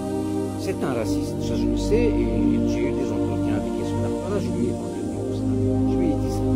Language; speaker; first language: French; non-native, local second language; Kabyle